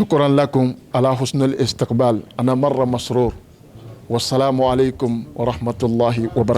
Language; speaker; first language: Arabic; non-native, fluent; Mandingo